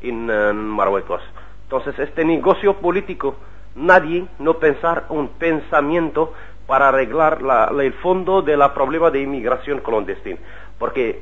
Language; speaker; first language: Spanish; non-native, learner; Arabic